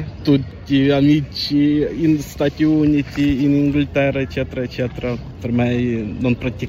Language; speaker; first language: Italian; non-native, learner; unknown